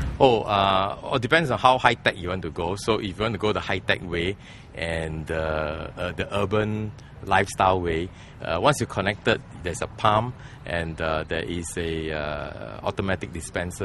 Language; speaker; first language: English; non-native, local second language; Chinese